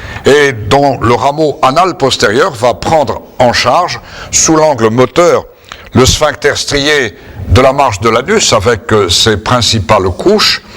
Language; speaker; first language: French; native; French